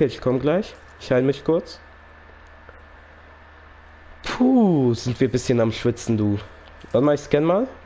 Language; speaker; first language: German; native; German